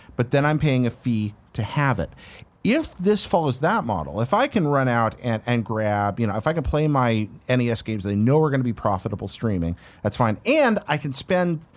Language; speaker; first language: English; native; English